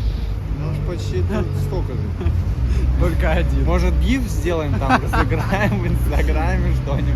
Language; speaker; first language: Russian; native; Russian